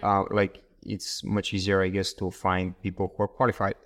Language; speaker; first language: English; non-native, fluent; Bulgarian